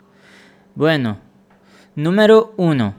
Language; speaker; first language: Spanish; non-native, fluent; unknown